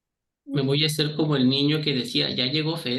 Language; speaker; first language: Spanish; native; Spanish